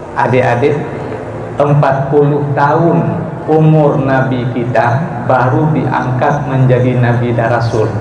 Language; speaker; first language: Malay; non-native, local second language; Achinese